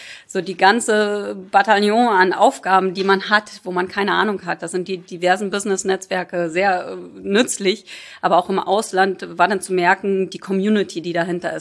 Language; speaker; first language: German; native; German